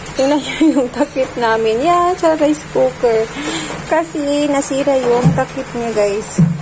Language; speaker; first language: Filipino; non-native, local second language; Cebuano